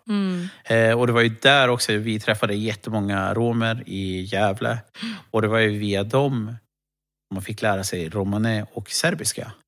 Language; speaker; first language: Swedish; early bilingual, other home language; Romany